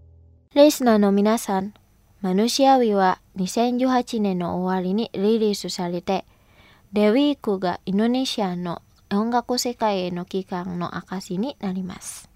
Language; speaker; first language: Japanese; non-native, fluent; Indonesian